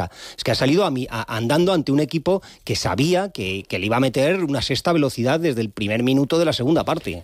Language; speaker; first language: Spanish; native; Spanish